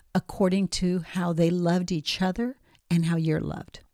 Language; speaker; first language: English; early bilingual, other home language; Spanish